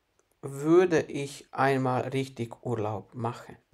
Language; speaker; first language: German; non-native, fluent; Bosnian